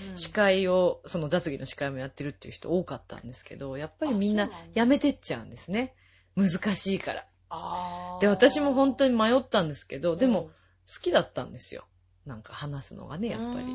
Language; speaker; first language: Japanese; native; Japanese